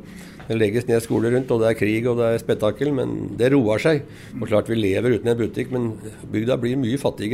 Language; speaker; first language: Norwegian; native; Norwegian